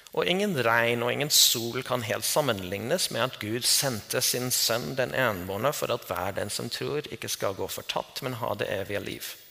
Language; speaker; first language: Norwegian; non-native, fluent; English